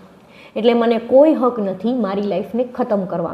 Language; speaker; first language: Gujarati; native; Gujarati